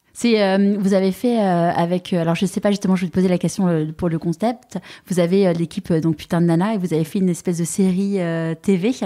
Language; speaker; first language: French; native; French